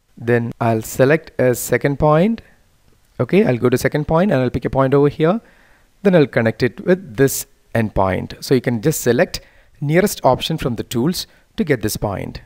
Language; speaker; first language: English; non-native, local second language; Malayalam